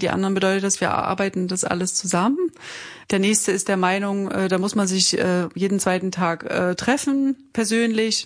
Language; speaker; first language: German; native; German